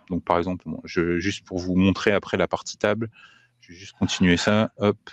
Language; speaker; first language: French; native; French